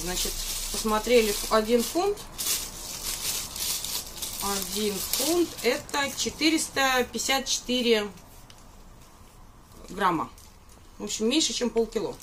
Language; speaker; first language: Russian; native; Russian